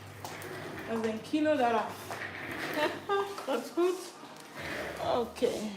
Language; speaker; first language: Dutch; non-native, fluent; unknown